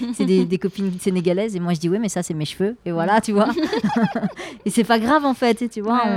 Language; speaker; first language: French; native; French